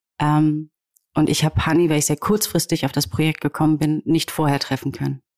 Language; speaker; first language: German; native; German